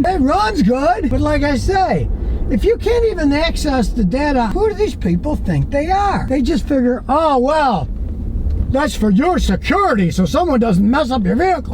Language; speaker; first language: English; native; English